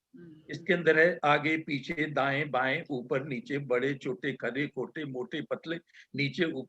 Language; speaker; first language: Hindi; native; Hindi